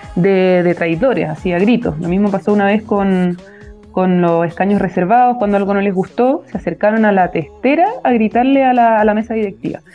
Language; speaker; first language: Spanish; native; Spanish